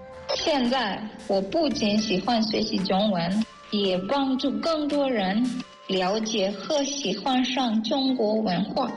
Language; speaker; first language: Chinese; non-native, fluent; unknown